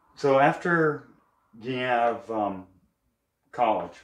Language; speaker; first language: English; native; English